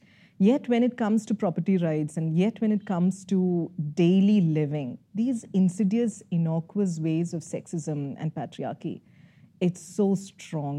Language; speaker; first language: English; non-native, local second language; Malayalam